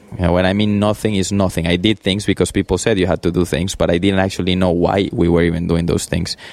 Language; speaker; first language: English; early bilingual, other home language; Spanish